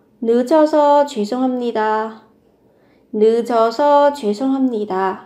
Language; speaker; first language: Korean; non-native, fluent; Vietnamese